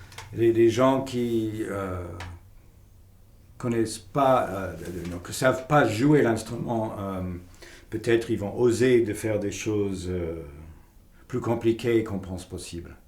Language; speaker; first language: French; non-native, fluent; English